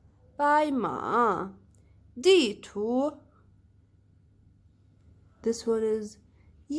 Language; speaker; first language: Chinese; non-native, fluent; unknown